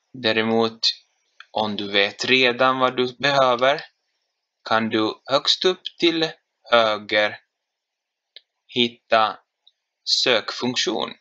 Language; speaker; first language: Swedish; non-native, fluent; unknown